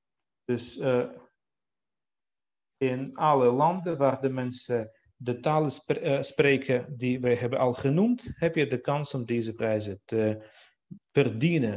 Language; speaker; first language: Dutch; non-native, fluent; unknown